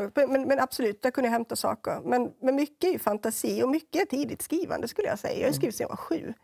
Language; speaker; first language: Swedish; native; Swedish